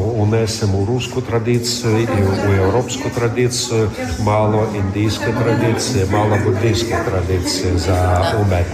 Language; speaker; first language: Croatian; non-native, fluent; Russian